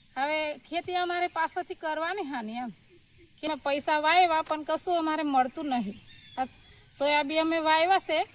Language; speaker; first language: Gujarati; native; Gujarati